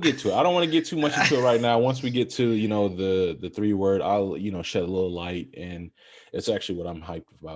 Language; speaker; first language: English; native; English